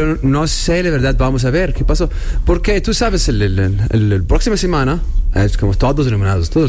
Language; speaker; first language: Spanish; non-native, learner; Arabic